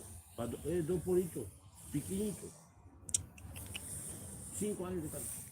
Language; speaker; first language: Spanish; non-native, learner; Romanian